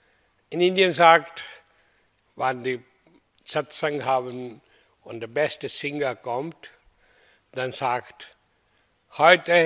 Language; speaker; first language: German; non-native, learner; Hindi